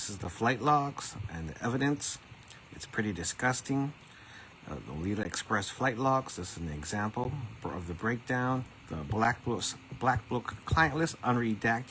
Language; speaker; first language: English; native; English